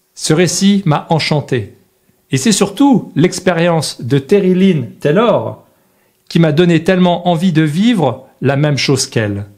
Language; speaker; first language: French; native; French